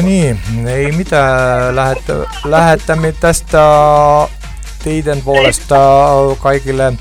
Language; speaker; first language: Finnish; non-native, learner; Estonian